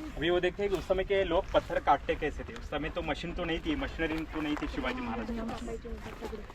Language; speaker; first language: Hindi; non-native, local second language; Marathi